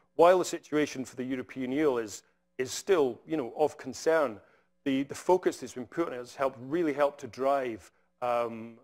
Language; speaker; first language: English; native; English